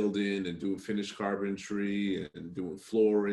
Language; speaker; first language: English; native; English